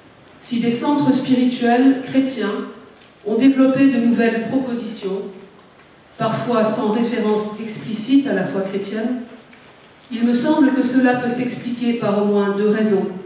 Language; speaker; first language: French; native; French